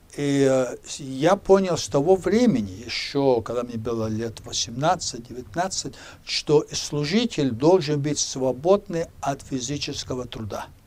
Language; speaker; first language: Russian; early bilingual, heritage; Spanish